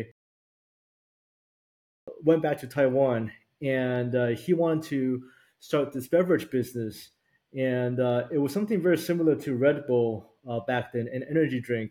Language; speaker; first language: English; early bilingual, other home language; Chinese